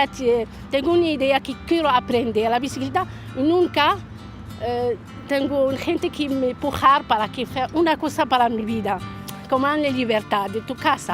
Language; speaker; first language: Spanish; non-native, learner; Arabic